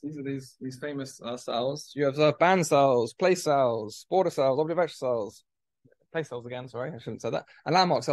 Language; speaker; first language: English; native; English